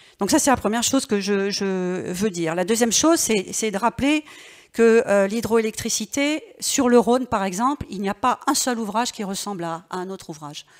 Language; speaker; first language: French; native; French